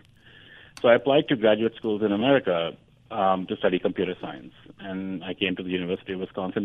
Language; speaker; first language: English; non-native, local second language; Hindi